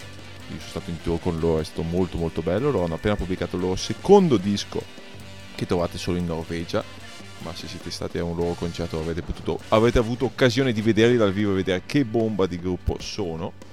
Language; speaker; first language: Italian; native; Italian